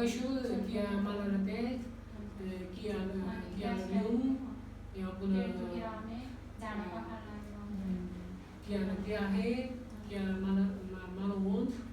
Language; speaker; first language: French; non-native, learner; Nepali